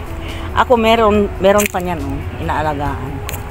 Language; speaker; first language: Filipino; native; Filipino